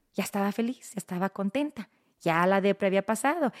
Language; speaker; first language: Spanish; early bilingual, heritage; Spanish